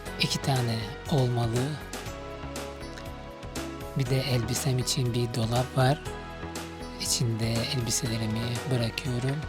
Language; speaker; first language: Turkish; non-native, fluent; Arabic